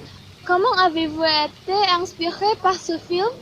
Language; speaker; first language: French; non-native, learner; Indonesian